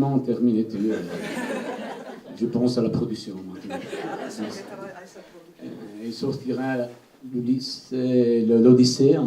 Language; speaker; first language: French; non-native, learner; Italian